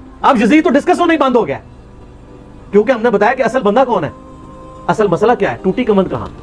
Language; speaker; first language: Urdu; non-native, local second language; Punjabi